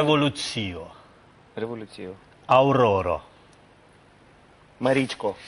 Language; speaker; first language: Ukrainian; non-native, local second language; Russian